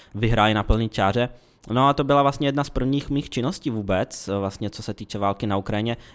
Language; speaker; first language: Czech; early bilingual, other home language; Ukrainian